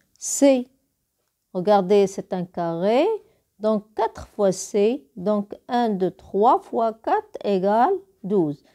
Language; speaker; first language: French; non-native, local second language; Arabic